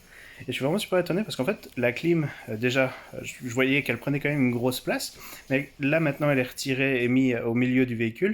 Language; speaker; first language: French; native; French